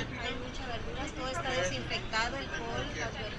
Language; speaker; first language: Spanish; native; Spanish